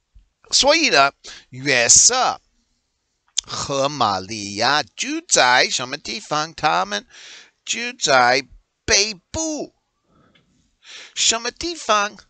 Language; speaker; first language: Chinese; non-native, learner; English